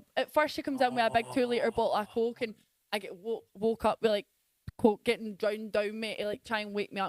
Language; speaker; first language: English; native; English